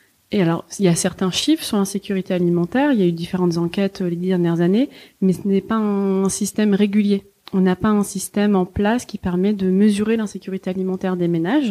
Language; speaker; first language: French; native; French